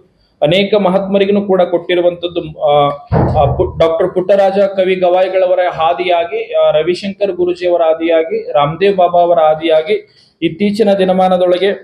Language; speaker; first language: Kannada; native; Kannada